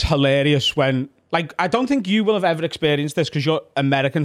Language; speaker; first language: English; native; English